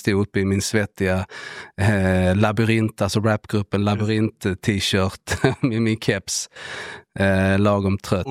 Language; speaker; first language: Swedish; native; Swedish